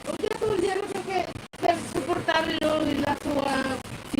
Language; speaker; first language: Italian; non-native, learner; Filipino